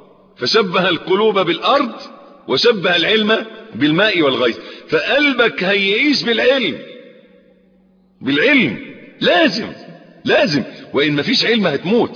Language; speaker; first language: Arabic; native; Arabic